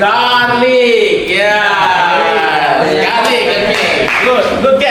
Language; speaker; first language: English; non-native, fluent; Indonesian